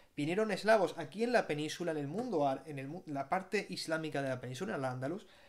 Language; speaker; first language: Spanish; native; Spanish